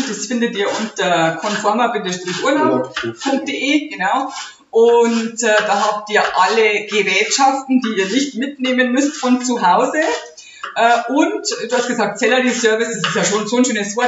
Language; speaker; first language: German; native; German